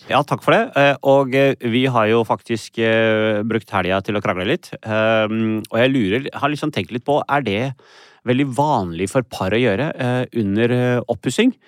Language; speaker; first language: Norwegian; early bilingual, other home language; Urdu